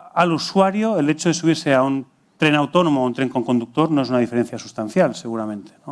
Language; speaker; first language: Spanish; native; Spanish